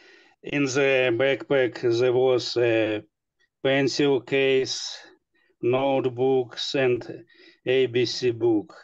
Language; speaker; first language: English; non-native, learner; Russian